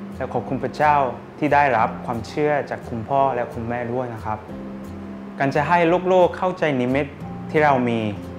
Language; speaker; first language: Thai; non-native, fluent; Korean